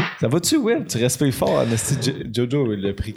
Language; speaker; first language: French; native; French